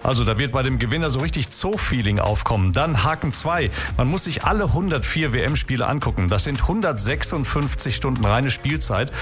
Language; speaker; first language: German; native; German